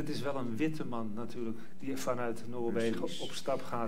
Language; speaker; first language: Dutch; native; Dutch